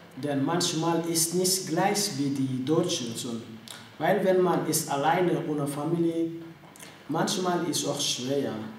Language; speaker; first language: German; non-native, learner; French